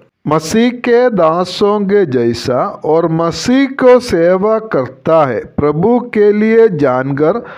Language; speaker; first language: Hindi; non-native, local second language; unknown